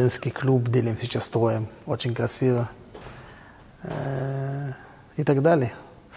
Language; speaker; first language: Russian; non-native, fluent; Hebrew